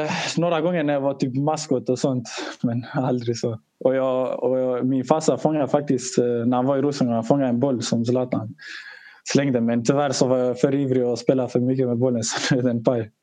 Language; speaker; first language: Swedish; early bilingual, other home language; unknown